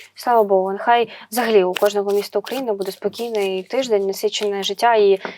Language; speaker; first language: Ukrainian; native; Ukrainian